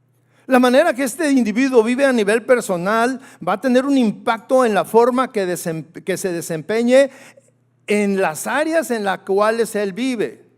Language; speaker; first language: Spanish; native; Spanish